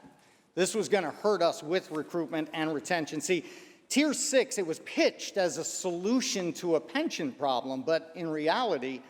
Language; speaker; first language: English; native; English